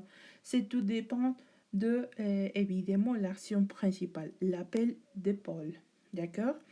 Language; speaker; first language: French; non-native, learner; Spanish